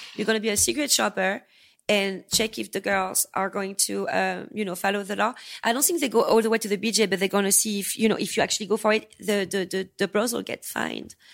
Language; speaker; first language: English; non-native, fluent; French